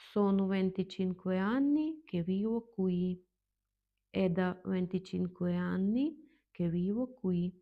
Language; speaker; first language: Italian; non-native, fluent; Ukrainian